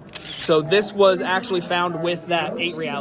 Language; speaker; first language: English; native; English